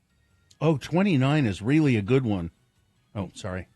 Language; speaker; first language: English; native; English